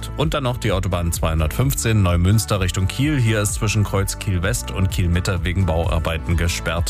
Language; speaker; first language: German; native; German